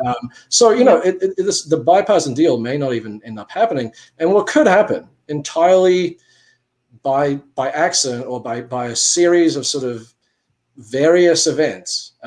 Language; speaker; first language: English; native; English